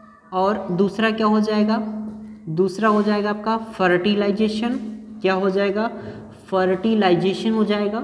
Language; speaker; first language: Hindi; native; Hindi